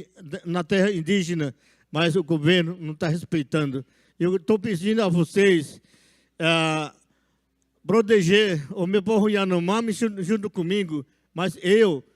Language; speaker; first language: Portuguese; non-native, local second language; Yanomámi